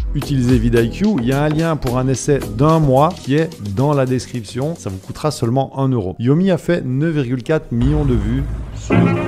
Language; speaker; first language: French; native; French